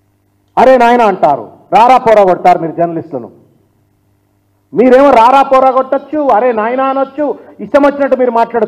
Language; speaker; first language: Telugu; native; Telugu